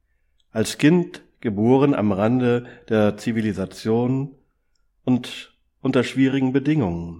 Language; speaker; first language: German; native; German